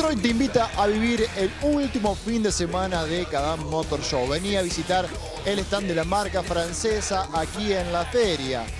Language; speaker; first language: Spanish; native; Spanish